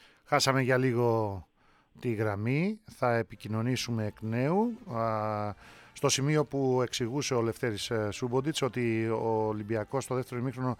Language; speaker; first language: Greek; native; Greek